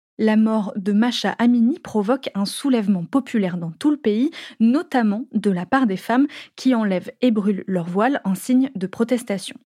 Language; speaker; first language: French; native; French